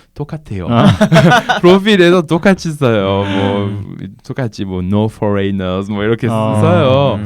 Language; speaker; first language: Korean; non-native, fluent; French